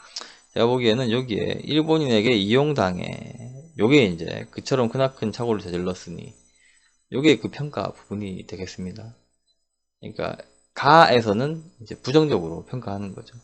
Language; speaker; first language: Korean; native; Korean